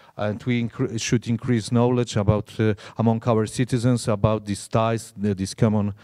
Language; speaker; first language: English; non-native, fluent; Polish